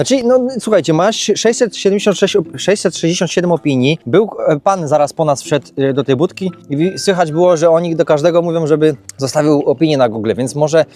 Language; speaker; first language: Polish; native; Polish